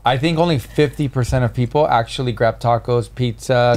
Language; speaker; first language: English; early bilingual, other home language; Spanish